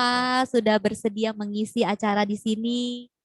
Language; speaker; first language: Indonesian; native; Indonesian